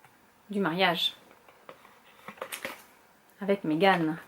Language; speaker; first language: French; native; French